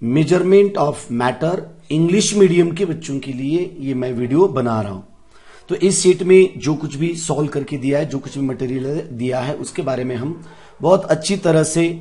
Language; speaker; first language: Hindi; non-native, local second language; Marathi